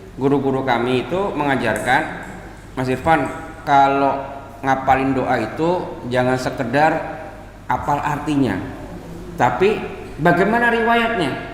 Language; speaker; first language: Indonesian; native; Indonesian